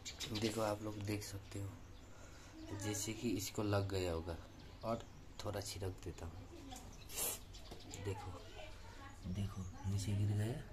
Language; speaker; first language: Hindi; non-native, local second language; Nepali